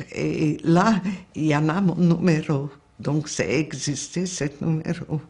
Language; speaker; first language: French; non-native, fluent; Hungarian